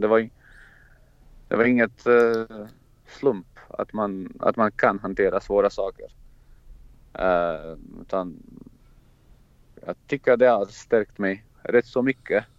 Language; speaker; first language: Swedish; non-native, fluent; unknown